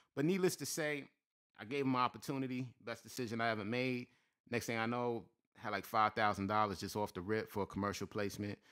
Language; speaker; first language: English; native; English